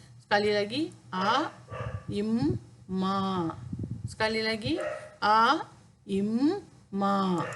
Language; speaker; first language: Malay; non-native, local second language; Tamil